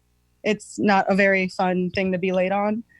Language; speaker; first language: English; native; English